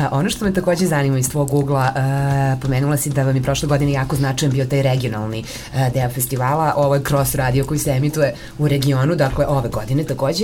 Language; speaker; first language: Serbian; native; Serbian